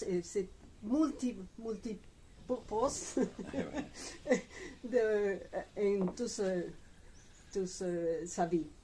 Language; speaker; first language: French; non-native, fluent; Spanish